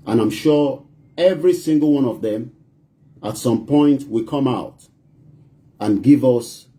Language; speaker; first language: English; non-native, local second language; Yoruba